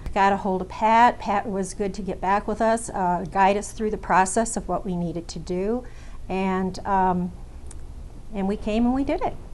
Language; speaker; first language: English; native; English